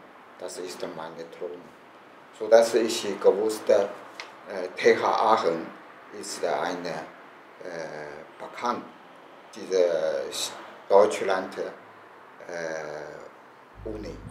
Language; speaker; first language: German; non-native, learner; Chinese